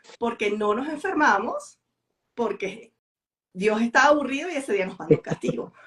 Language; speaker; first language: Spanish; native; Spanish